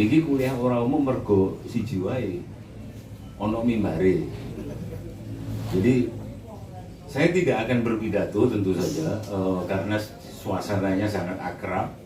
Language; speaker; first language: Indonesian; non-native, local second language; Javanese